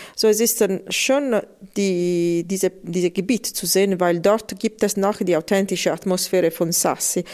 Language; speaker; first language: German; non-native, fluent; Italian